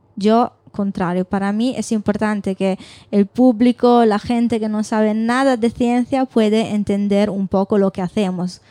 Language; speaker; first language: Spanish; non-native, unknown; Italian